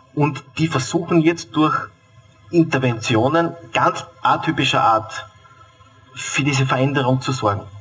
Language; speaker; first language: German; native; German